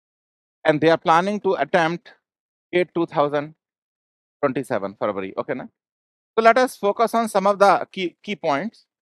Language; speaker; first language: English; non-native, local second language; Hindi